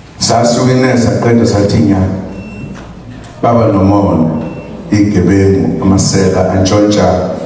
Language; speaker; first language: Zulu; native; Zulu